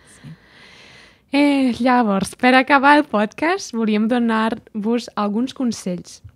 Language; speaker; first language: Catalan; non-native, fluent; French